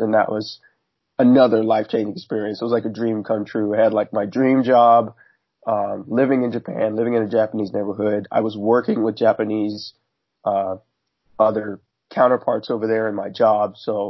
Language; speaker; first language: English; native; English